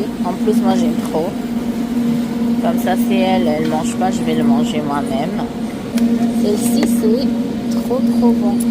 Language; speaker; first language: French; non-native, learner; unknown